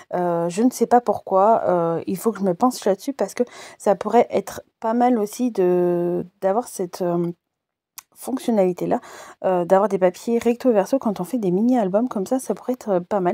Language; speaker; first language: French; native; French